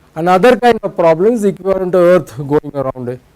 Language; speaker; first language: English; non-native, local second language; Marathi